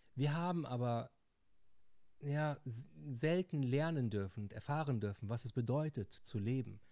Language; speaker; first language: German; early bilingual, heritage; Arabic